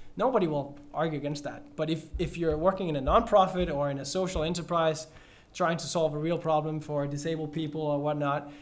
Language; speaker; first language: English; non-native, fluent; Danish